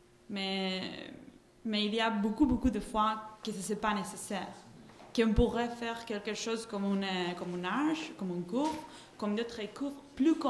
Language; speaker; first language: French; non-native, fluent; Spanish